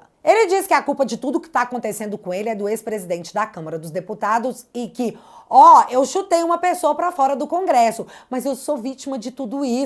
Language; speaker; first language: Portuguese; native; Portuguese